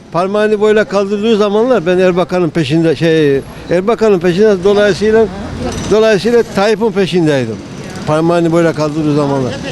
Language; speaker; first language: Turkish; native; Turkish